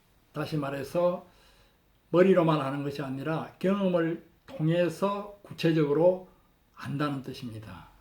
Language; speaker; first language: Korean; native; Korean